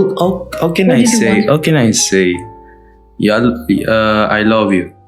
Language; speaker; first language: English; non-native, learner; Indonesian